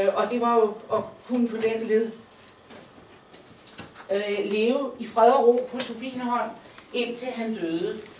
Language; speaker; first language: Danish; native; Danish